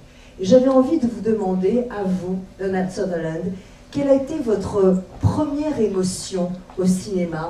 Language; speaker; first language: French; native; French